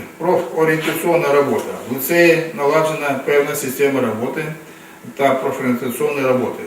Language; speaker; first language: Ukrainian; non-native, local second language; Russian